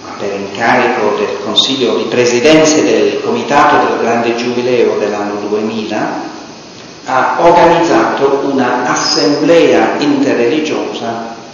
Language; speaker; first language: Italian; non-native, fluent; English